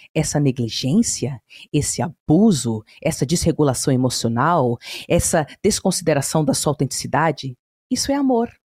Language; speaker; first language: Portuguese; early bilingual, heritage; Portuguese